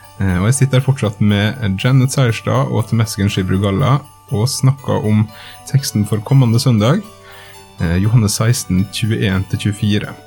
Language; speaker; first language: Norwegian; native; Norwegian